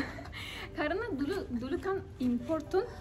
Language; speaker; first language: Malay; non-native, learner; Turkish